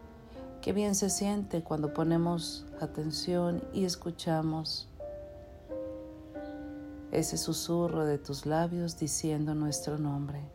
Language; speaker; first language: Spanish; native; Spanish